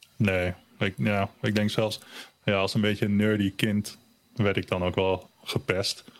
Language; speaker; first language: Dutch; early bilingual, other home language; German